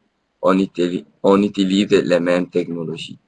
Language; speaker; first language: French; non-native, learner; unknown